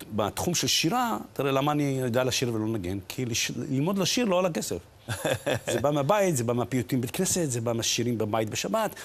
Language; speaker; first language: Hebrew; early bilingual, other home language; Arabic